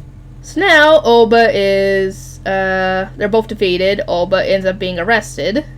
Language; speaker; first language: English; native; English